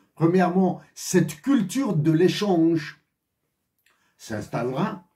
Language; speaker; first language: French; non-native, local second language; Kabyle